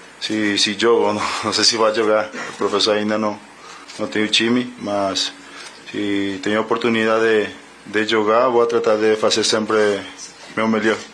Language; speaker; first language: Portuguese; non-native, learner; Spanish